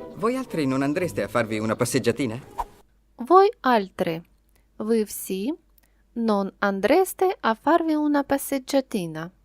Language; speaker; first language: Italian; non-native, fluent; Ukrainian